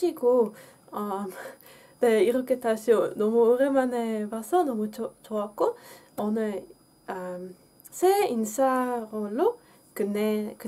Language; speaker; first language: Korean; non-native, fluent; Dutch